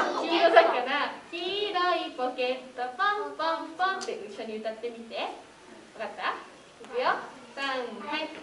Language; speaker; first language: Japanese; native; Japanese